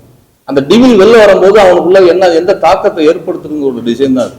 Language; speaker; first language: Tamil; native; Tamil